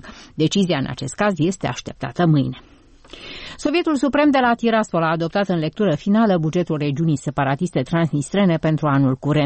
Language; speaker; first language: Romanian; native; Romanian